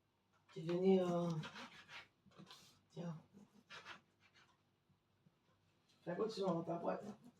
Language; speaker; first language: French; native; French